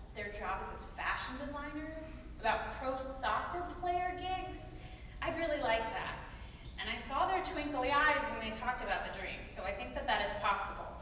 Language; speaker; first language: English; native; English